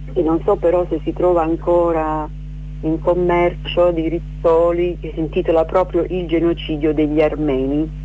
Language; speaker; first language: Italian; early bilingual, other home language; Armenian